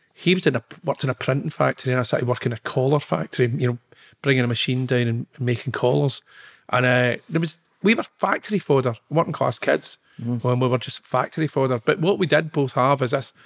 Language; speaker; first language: English; native; English